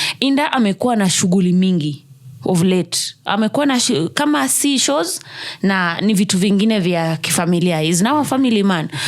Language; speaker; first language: Swahili; non-native, local second language; Luo (Kenya and Tanzania)